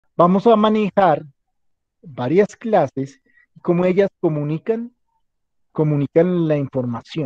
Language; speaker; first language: Spanish; native; Spanish